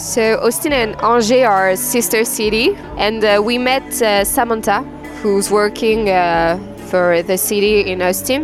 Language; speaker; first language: English; non-native, fluent; French